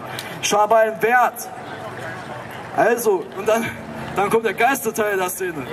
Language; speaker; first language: German; native; German